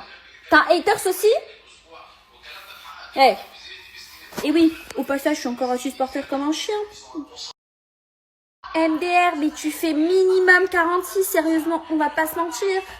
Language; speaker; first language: French; native; French